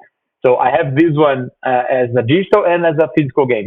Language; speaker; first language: English; non-native, fluent; Portuguese